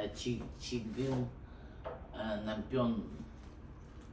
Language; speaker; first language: Korean; non-native, learner; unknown